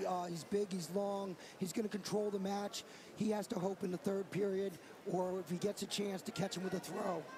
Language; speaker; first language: English; native; English